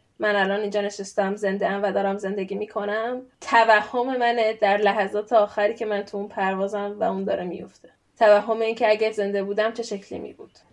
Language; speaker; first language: Persian; native; Persian